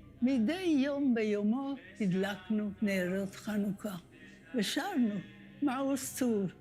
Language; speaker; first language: Hebrew; non-native, fluent; Hungarian